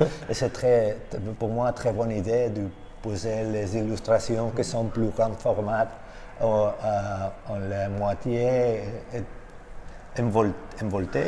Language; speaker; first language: French; non-native, learner; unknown